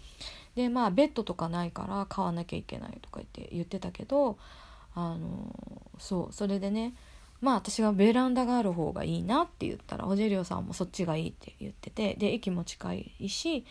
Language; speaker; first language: Japanese; native; Japanese